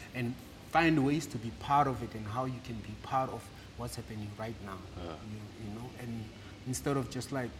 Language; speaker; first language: English; non-native, local second language; Southern Sotho